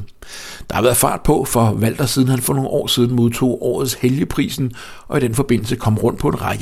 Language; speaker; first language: Danish; native; Danish